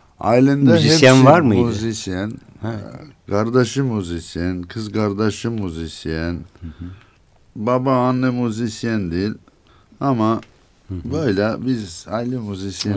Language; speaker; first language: Turkish; non-native, learner; Armenian